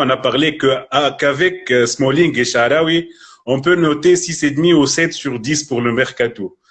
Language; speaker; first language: French; non-native, local second language; Arabic